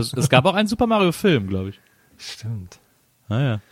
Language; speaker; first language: German; native; German